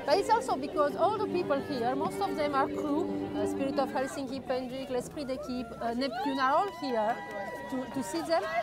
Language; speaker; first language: English; non-native, fluent; French